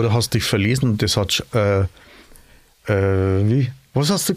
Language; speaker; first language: German; native; German